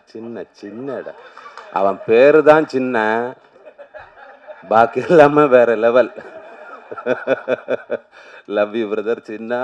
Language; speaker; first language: Tamil; non-native, learner; Malayalam